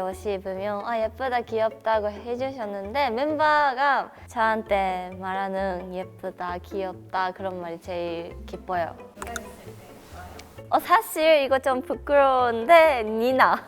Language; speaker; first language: Korean; non-native, fluent; Japanese